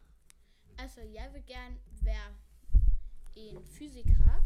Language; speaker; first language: Danish; non-native, local second language; German